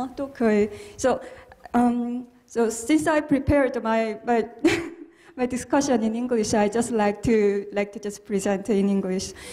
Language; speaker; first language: English; non-native, fluent; Korean